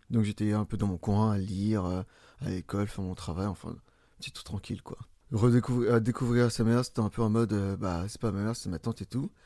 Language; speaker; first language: French; early bilingual, other home language; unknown